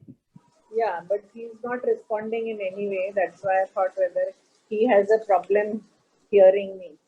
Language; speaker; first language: English; non-native, fluent; Marathi